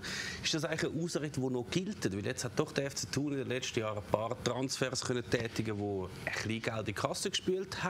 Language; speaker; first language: German; native; German